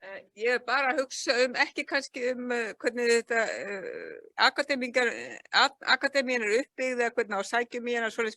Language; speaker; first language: Icelandic; non-native, learner; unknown